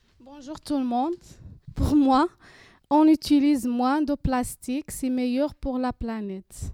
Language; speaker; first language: French; non-native, learner; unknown